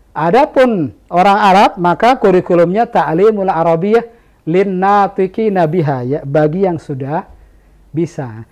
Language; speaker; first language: Indonesian; native; Indonesian